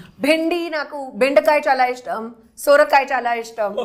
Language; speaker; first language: Telugu; non-native, learner; Hindi